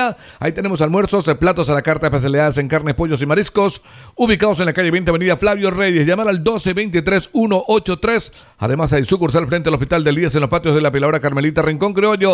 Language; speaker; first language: Spanish; native; Spanish